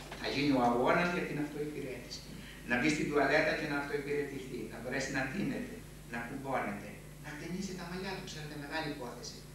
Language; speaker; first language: Greek; native; Greek